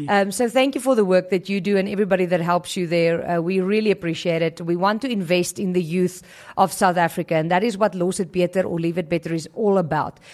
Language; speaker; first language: English; non-native, local second language; Afrikaans